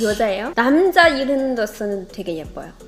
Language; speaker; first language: Korean; non-native, fluent; Chinese